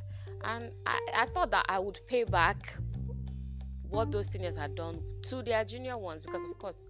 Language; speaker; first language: English; non-native, local second language; Igbo